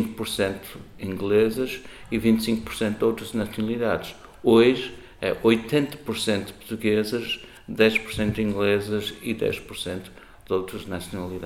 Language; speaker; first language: Portuguese; non-native, fluent; English